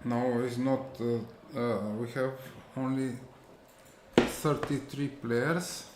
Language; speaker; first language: English; non-native, learner; Romanian